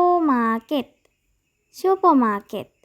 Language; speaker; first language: Korean; non-native, fluent; Sinhala